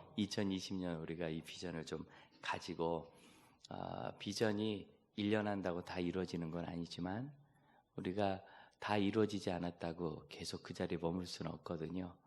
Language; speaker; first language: Korean; native; Korean